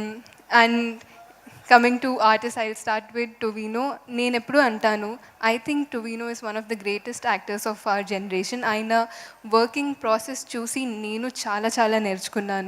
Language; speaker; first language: Telugu; non-native, local second language; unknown